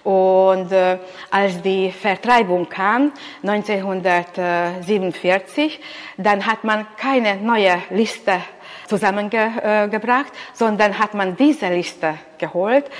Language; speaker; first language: German; non-native, local second language; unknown